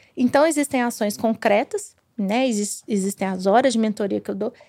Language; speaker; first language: Portuguese; native; Portuguese